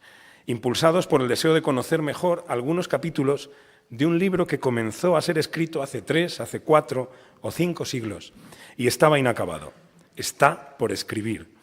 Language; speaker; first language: Spanish; native; Spanish